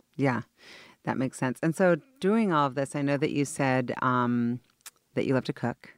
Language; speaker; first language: English; native; English